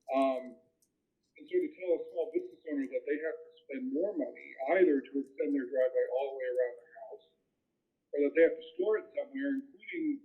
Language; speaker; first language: English; native; English